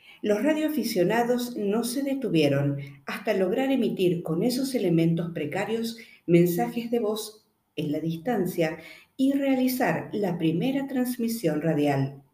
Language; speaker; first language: Spanish; native; Spanish